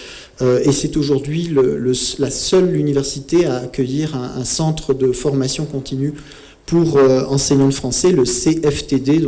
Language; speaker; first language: French; native; French